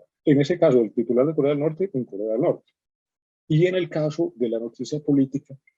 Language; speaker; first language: Spanish; native; Spanish